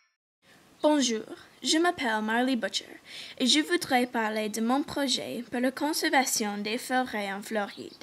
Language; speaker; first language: French; non-native, learner; English